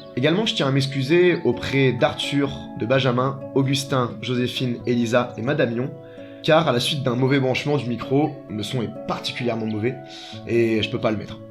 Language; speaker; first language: French; native; French